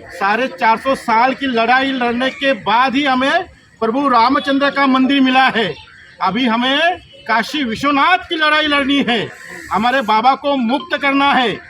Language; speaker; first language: Hindi; non-native, local second language; Marathi